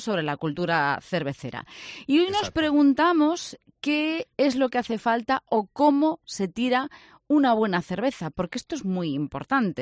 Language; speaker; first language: Spanish; native; Spanish